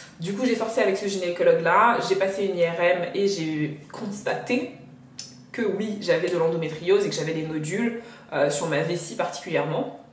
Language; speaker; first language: French; native; French